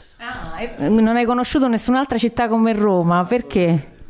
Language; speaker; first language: Italian; native; Italian